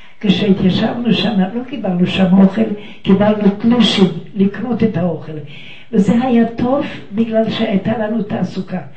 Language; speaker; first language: Hebrew; non-native, fluent; Yiddish